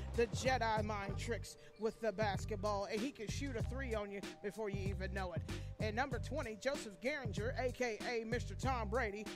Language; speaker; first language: English; native; English